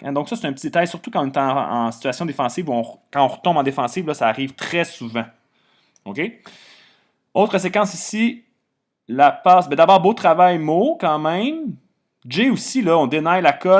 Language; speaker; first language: French; native; French